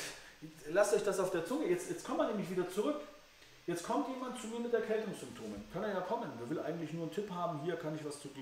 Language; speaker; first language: German; native; German